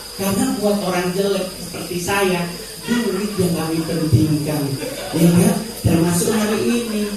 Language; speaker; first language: Indonesian; native; Indonesian